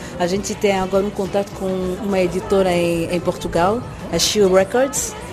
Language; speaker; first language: Portuguese; native; Portuguese